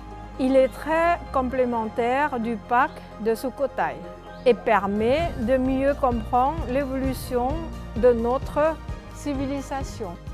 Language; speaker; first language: French; non-native, fluent; Thai